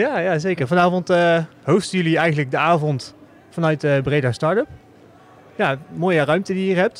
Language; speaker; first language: Dutch; native; Dutch